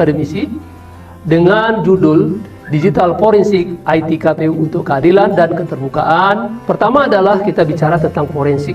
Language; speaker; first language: Indonesian; native; Indonesian